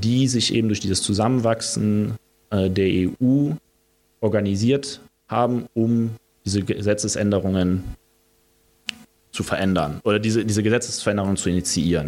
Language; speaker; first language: German; early bilingual, other home language; Romanian